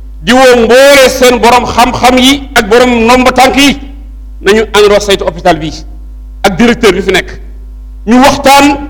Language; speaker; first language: Wolof; native; Wolof